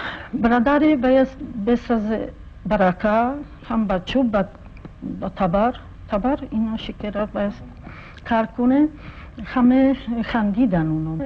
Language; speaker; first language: Persian; non-native, fluent; Polish